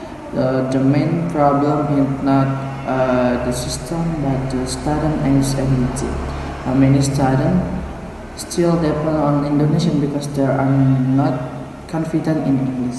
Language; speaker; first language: English; non-native, learner; Indonesian